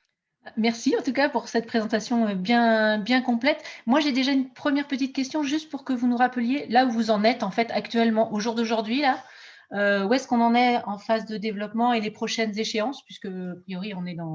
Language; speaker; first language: French; native; French